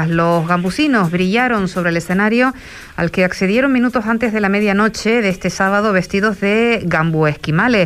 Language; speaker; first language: Spanish; native; Spanish